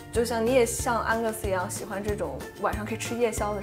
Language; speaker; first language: Chinese; native; Chinese